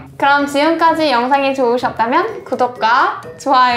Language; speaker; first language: Korean; native; Korean